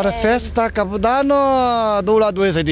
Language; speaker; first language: Italian; non-native, learner; Chinese